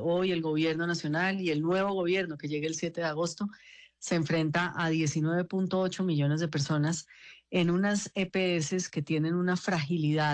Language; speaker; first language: Spanish; native; Spanish